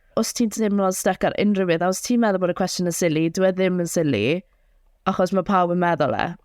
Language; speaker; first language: Welsh; native; Welsh